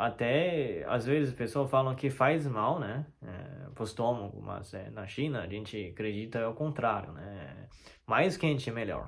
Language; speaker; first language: Portuguese; non-native, learner; Chinese